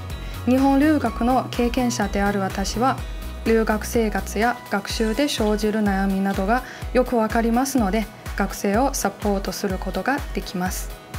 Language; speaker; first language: Japanese; non-native, fluent; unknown